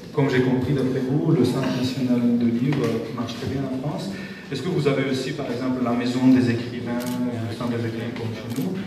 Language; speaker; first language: French; non-native, fluent; Georgian